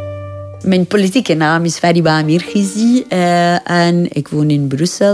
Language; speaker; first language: Dutch; non-native, fluent; Persian